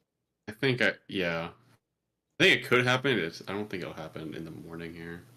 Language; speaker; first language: English; native; English